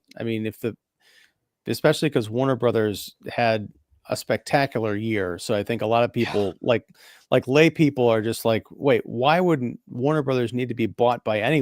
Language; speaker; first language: English; native; English